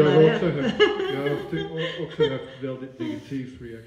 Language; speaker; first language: Swedish; non-native, fluent; English